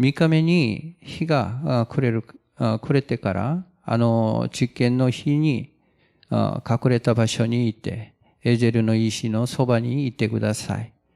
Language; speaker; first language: Japanese; non-native, fluent; Korean